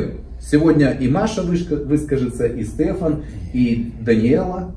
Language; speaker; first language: Russian; native; Russian